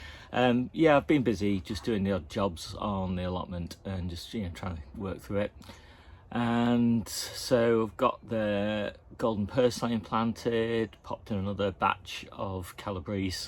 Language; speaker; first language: English; native; English